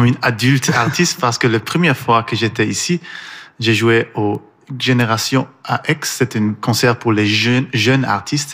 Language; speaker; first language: French; non-native, learner; Persian